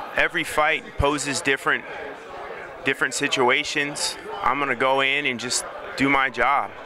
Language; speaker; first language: English; native; English